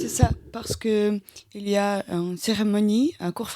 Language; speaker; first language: French; non-native, learner; Russian